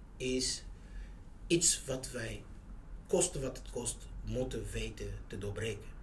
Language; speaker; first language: Dutch; non-native, fluent; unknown